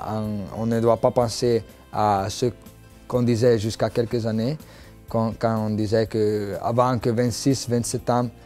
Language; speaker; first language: French; non-native, local second language; Italian